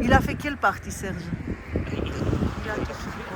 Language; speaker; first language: French; non-native, learner; Armenian